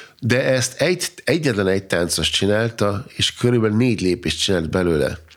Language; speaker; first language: Hungarian; non-native, fluent; German